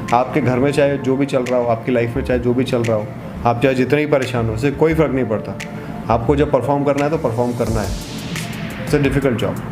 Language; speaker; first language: Hindi; native; Hindi